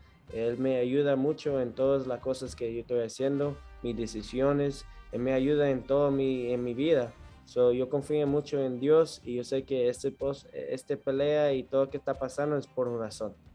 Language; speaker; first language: Spanish; early bilingual, heritage; Spanish